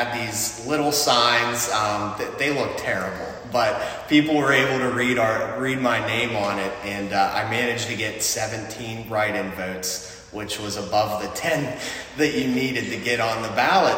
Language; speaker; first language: English; native; English